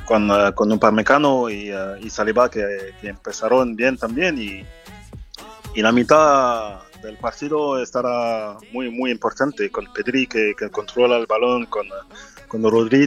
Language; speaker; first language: Spanish; non-native, fluent; French